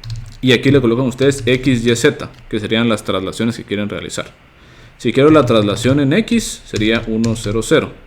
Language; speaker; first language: Spanish; native; Spanish